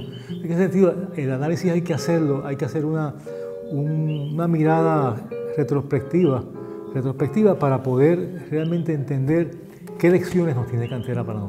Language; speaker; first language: Spanish; native; Spanish